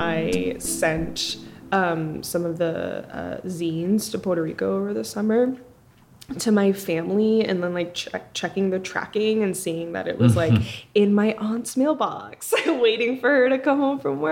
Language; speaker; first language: English; early bilingual, other home language; Spanish